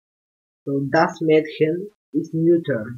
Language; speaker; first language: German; non-native, learner; English